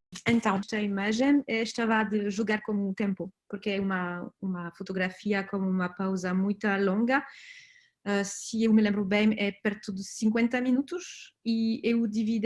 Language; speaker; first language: Portuguese; non-native, fluent; French